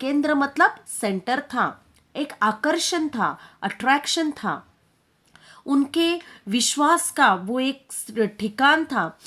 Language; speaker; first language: Hindi; non-native, local second language; Marathi